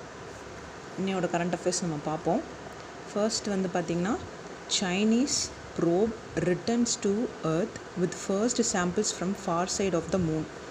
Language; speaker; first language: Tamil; native; Tamil